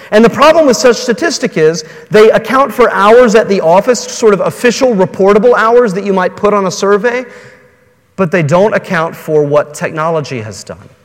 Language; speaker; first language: English; native; English